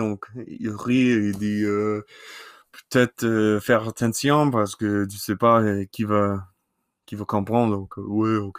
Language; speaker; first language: French; non-native, learner; English